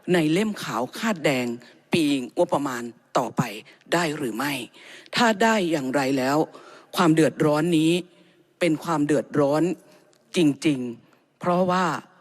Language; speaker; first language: Thai; native; Thai